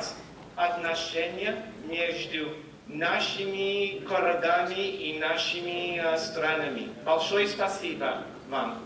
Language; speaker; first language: Russian; non-native, fluent; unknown